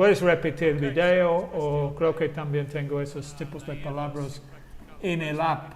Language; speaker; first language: Spanish; non-native, fluent; English